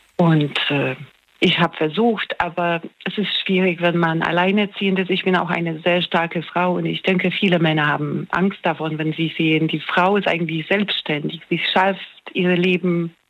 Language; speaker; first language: German; non-native, fluent; Polish